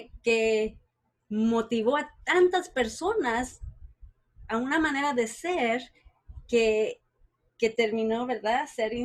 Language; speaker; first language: Spanish; early bilingual, heritage; Spanish